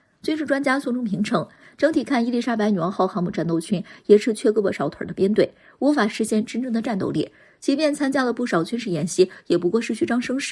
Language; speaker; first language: Chinese; native; Chinese